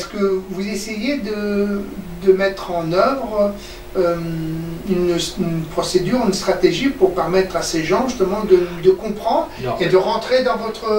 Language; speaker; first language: French; native; French